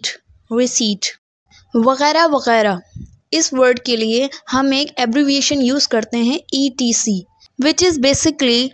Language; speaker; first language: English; non-native, local second language; Hindi